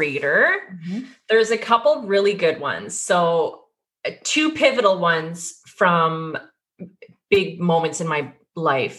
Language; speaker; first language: English; native; English